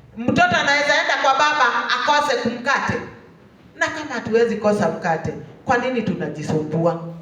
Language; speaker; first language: Swahili; non-native, local second language; Kikuyu